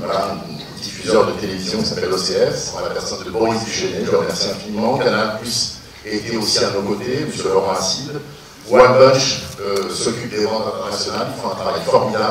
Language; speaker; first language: French; native; French